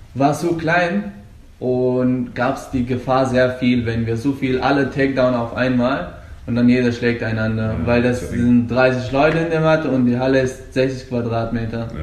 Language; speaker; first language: German; non-native, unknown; Persian